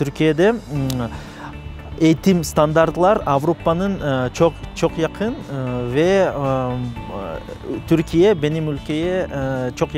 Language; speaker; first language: Turkish; non-native, learner; Kyrgyz